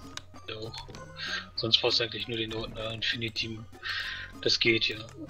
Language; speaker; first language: German; native; German